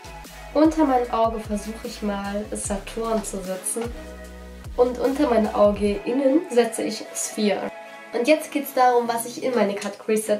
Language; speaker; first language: German; native; German